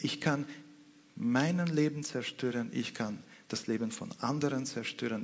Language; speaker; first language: German; non-native, fluent; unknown